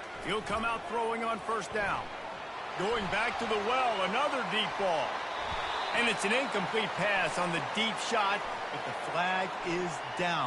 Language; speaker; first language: English; native; English